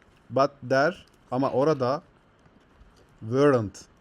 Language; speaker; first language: English; non-native, learner; Turkish